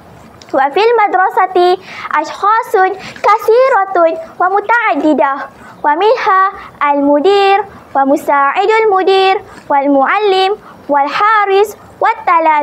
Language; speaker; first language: Arabic; non-native, learner; Malay